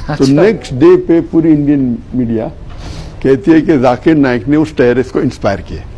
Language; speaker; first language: Urdu; non-native, local second language; Konkani